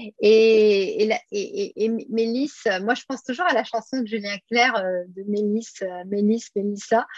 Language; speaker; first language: French; native; French